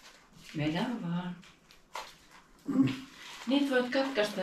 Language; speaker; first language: Finnish; native; Finnish